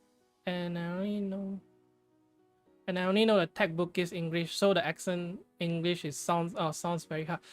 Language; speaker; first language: English; non-native, fluent; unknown